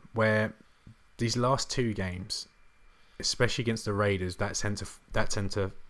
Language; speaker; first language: English; native; English